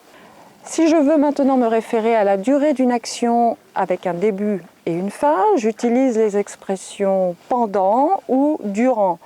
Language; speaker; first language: French; native; French